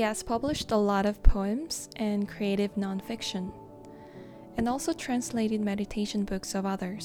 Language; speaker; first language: English; non-native, fluent; Korean